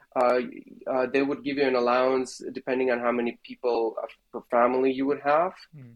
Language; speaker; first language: English; non-native, fluent; Russian